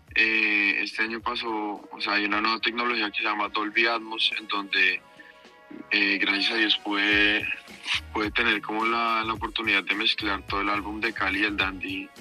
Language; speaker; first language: Spanish; native; Spanish